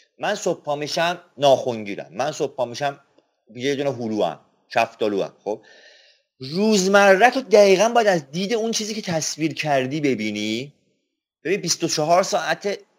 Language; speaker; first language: Persian; non-native, local second language; Azerbaijani